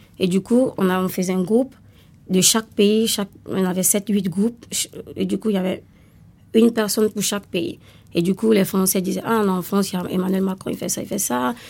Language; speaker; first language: French; non-native, fluent; Italian